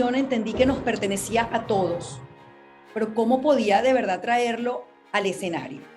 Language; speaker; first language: Spanish; native; Spanish